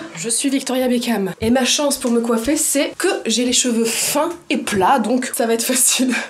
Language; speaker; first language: French; native; French